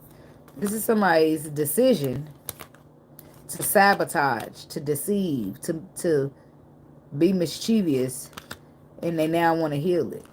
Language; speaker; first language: English; native; English